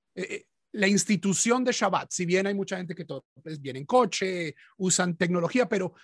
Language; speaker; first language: Spanish; native; Spanish